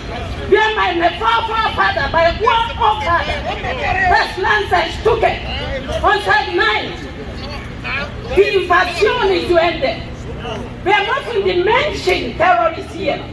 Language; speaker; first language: German; non-native, learner; Yoruba